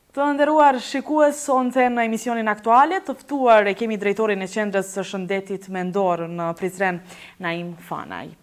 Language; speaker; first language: Albanian; native; Albanian